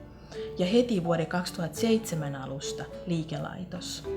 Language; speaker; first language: Finnish; native; Finnish